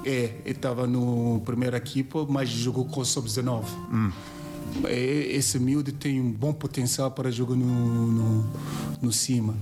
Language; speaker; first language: Portuguese; non-native, learner; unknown